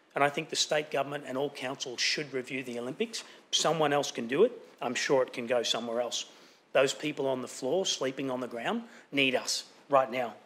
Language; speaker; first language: English; native; English